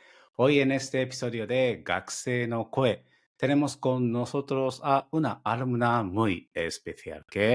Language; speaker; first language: Spanish; non-native, fluent; Japanese